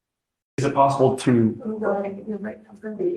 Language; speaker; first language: English; native; English